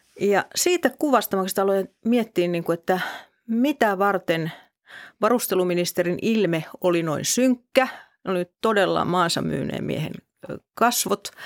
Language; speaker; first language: Finnish; native; Finnish